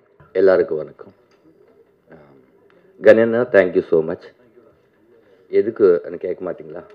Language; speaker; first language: Tamil; non-native, learner; Telugu